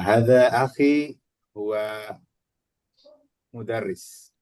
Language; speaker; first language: Arabic; non-native, learner; Indonesian